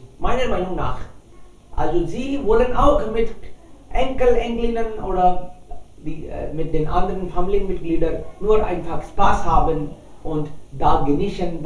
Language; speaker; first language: German; non-native, learner; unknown